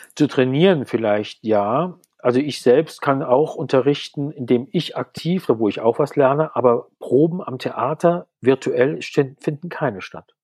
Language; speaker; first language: German; native; German